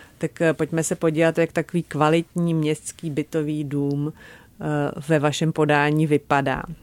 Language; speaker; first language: Czech; native; Czech